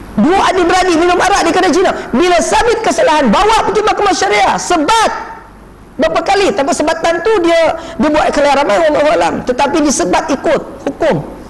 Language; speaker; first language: Malay; non-native, local second language; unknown